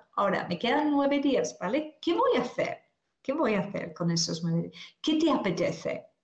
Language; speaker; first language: Spanish; non-native, fluent; English